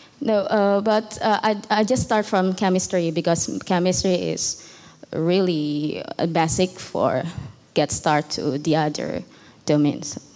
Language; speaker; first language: English; non-native, learner; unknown